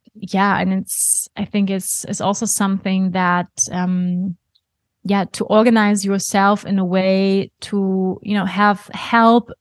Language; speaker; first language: English; non-native, fluent; German